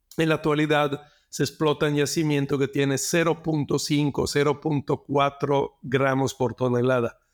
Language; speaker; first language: Spanish; non-native, fluent; Italian